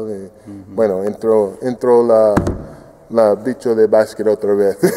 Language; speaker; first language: Spanish; non-native, fluent; English